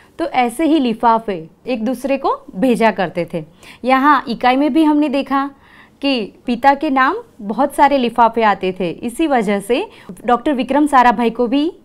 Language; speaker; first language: Hindi; non-native, local second language; Gujarati